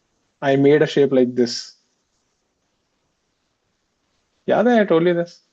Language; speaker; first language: English; non-native, local second language; Hindi